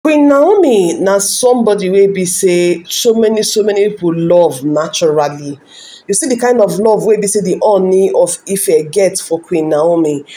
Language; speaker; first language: Nigerian Pidgin; non-native, local second language; Igbo